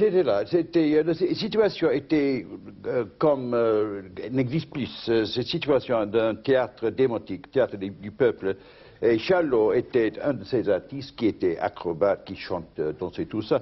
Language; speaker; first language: French; non-native, fluent; English